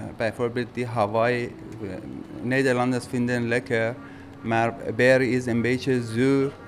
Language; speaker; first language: Dutch; non-native, learner; Persian